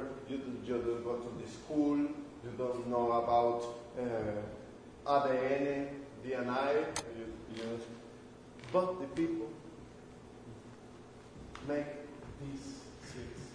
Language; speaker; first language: English; non-native, learner; Spanish